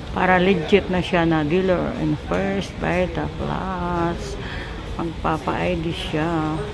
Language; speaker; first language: Filipino; non-native, local second language; Waray